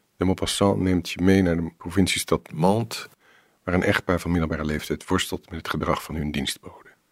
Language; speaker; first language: Dutch; native; Dutch